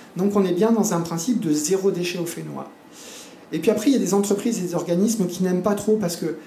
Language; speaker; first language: French; native; French